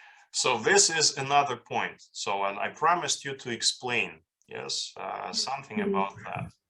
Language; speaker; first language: English; non-native, fluent; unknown